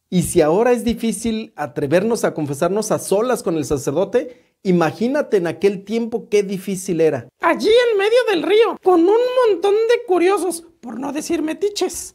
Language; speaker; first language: Spanish; native; Spanish